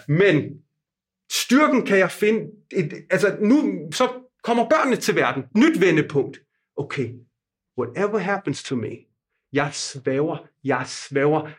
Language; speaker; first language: Danish; non-native, fluent; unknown